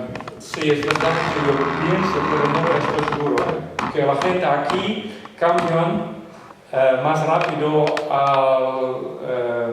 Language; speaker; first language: Spanish; non-native, fluent; Western Frisian